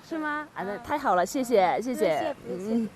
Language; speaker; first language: Chinese; non-native, learner; Korean